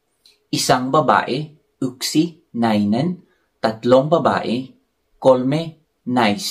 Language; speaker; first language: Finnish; non-native, learner; Filipino